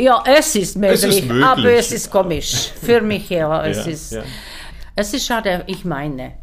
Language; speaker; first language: German; non-native, learner; Czech